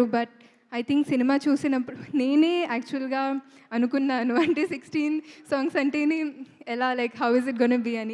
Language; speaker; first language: Telugu; non-native, fluent; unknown